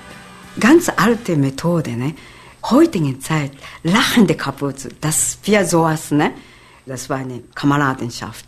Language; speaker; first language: German; non-native, learner; Japanese